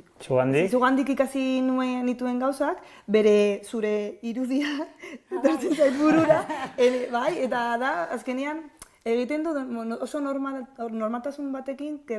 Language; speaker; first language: Basque; non-native, local second language; Spanish